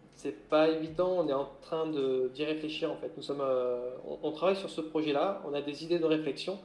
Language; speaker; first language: French; native; French